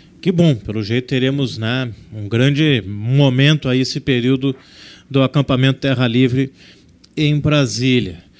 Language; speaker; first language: Portuguese; native; Portuguese